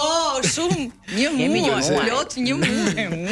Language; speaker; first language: Albanian; native; Albanian